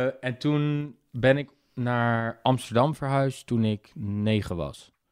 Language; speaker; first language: Dutch; native; Dutch